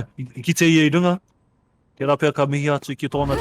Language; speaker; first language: Māori; non-native, local second language; English